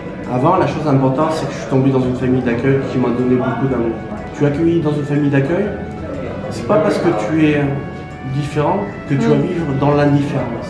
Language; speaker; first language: French; early bilingual, other home language; Korean